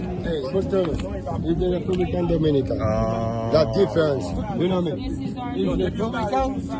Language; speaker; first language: English; non-native, learner; Haitian Creole